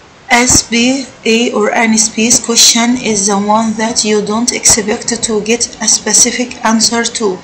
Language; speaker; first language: English; non-native, fluent; Arabic